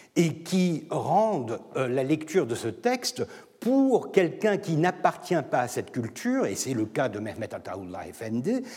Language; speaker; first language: French; non-native, fluent; Turkish